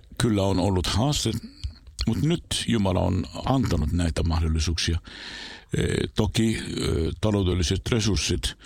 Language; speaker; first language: Finnish; non-native, fluent; Arabic